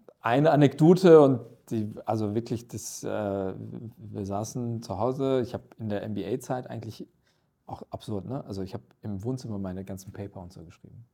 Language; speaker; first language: German; early bilingual, other home language; Turkish